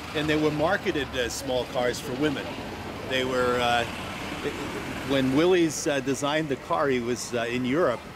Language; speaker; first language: English; native; English